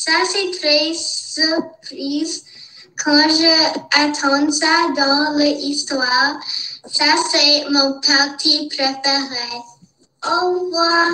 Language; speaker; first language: French; non-native, learner; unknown